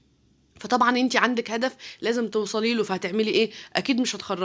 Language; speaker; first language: Arabic; native; Arabic